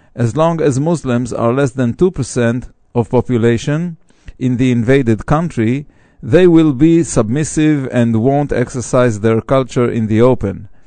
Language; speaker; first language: English; non-native, fluent; Hebrew